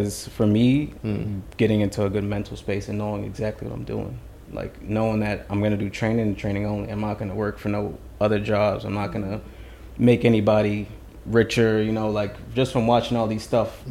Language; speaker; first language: English; native; English